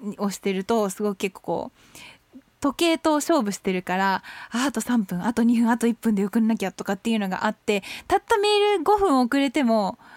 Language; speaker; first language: Japanese; native; Japanese